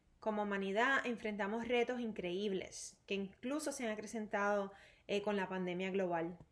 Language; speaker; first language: Spanish; native; Spanish